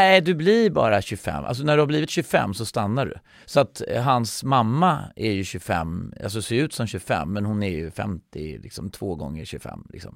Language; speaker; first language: Swedish; native; Swedish